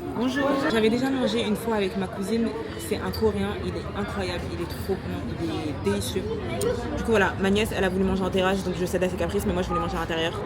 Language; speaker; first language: French; native; French